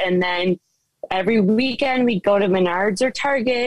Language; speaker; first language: English; native; English